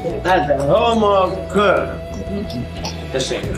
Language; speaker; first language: Hungarian; non-native, learner; Arabic